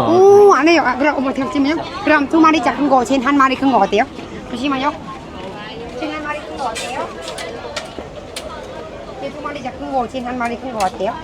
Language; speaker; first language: Korean; non-native, learner; Vietnamese